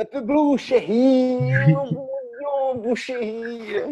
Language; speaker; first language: French; non-native, learner; Portuguese